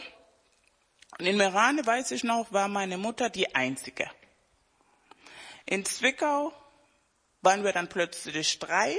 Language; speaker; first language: German; non-native, fluent; Spanish